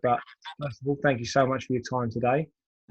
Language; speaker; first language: English; native; English